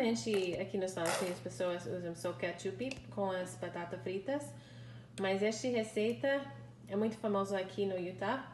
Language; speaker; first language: Portuguese; non-native, learner; English